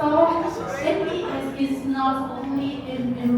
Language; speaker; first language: English; non-native, learner; Thai